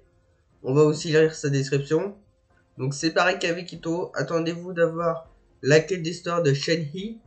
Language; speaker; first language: French; native; French